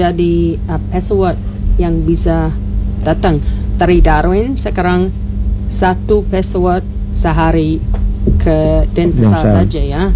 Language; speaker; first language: Indonesian; non-native, learner; English